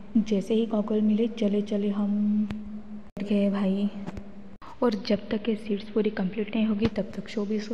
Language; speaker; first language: Hindi; non-native, local second language; Marathi